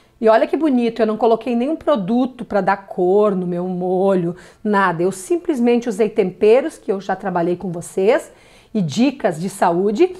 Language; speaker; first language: Portuguese; native; Portuguese